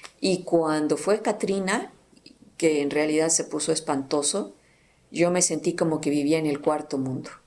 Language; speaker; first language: Spanish; native; Spanish